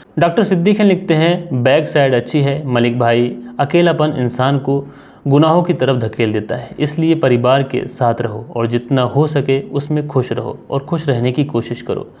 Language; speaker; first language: Hindi; native; Hindi